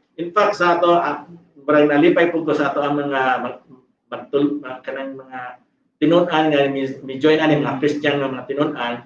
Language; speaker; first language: Cebuano; native; Cebuano